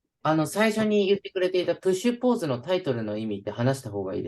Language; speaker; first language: Japanese; native; Japanese